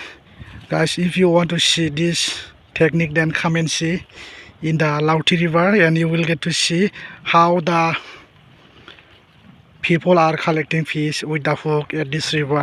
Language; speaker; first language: English; non-native, local second language; Assamese